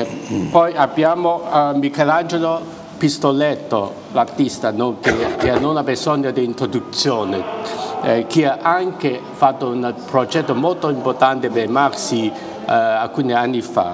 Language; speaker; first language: Italian; non-native, fluent; Chinese